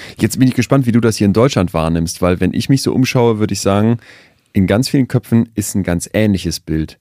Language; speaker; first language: German; native; German